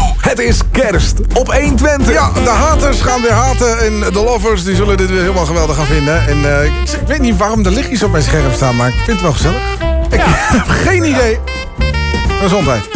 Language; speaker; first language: Dutch; native; Dutch